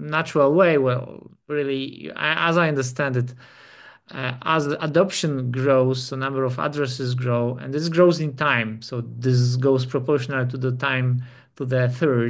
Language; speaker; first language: English; non-native, fluent; Polish